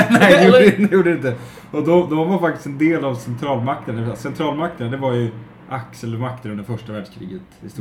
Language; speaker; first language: Swedish; native; Swedish